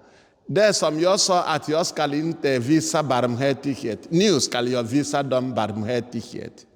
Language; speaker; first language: Swedish; non-native, fluent; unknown